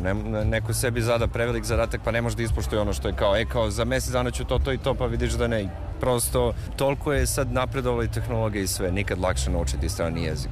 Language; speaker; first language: Serbian; native; Serbian